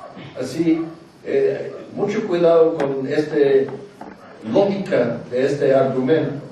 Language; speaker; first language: Spanish; non-native, fluent; English